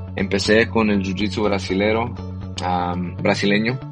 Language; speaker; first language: Spanish; early bilingual, heritage; Spanish